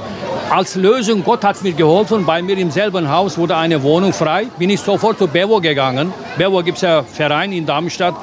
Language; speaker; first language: German; non-native, fluent; Turkish